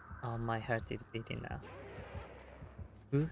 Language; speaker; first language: English; non-native, learner; Japanese